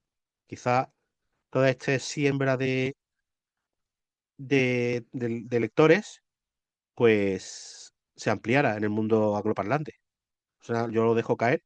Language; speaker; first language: Spanish; native; Spanish